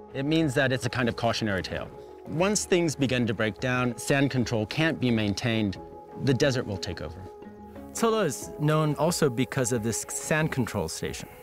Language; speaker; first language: English; native; English